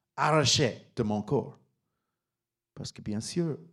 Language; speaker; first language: French; non-native, fluent; English